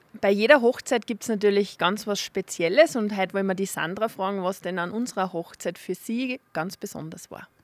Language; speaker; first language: German; native; German